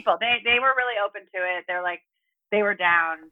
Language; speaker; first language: English; native; English